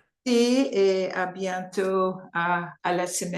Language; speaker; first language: French; non-native, learner; English